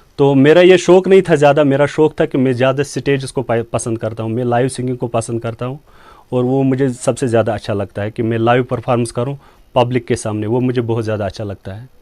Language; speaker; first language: Hindi; non-native, local second language; Kashmiri